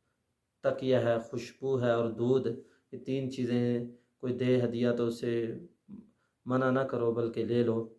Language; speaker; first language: Urdu; native; Urdu